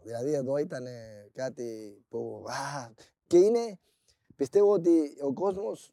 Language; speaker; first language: Greek; non-native, fluent; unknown